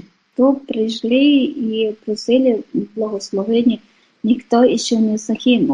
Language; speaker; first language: Ukrainian; non-native, fluent; Polish